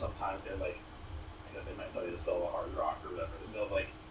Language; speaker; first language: English; native; English